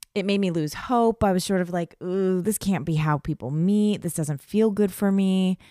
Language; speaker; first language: English; native; English